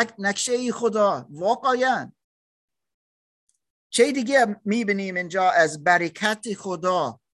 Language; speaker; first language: Persian; non-native, learner; German